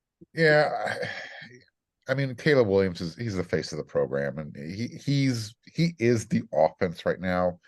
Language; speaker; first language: English; native; English